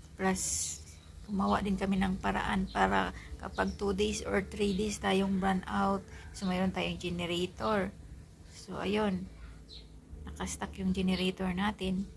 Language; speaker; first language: Filipino; non-native, local second language; Aklanon